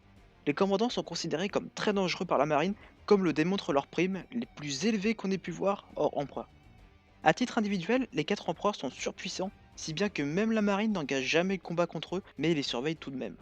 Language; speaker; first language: French; native; French